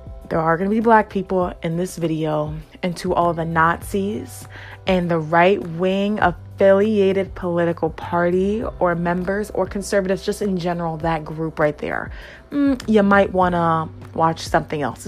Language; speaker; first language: English; native; English